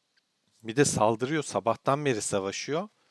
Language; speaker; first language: Turkish; native; Turkish